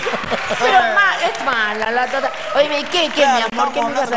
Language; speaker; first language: Spanish; native; Spanish